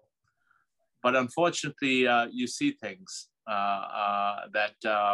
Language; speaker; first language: English; non-native, local second language; Urdu